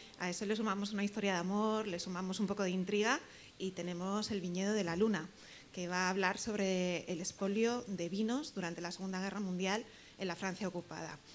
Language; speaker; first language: Spanish; native; Spanish